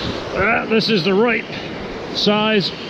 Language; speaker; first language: English; native; English